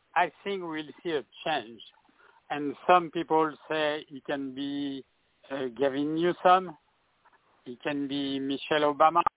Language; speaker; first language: English; non-native, fluent; French